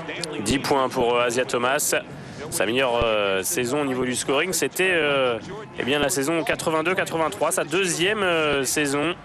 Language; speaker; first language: French; native; French